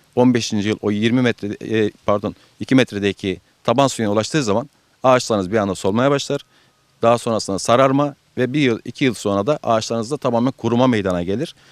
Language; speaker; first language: Turkish; native; Turkish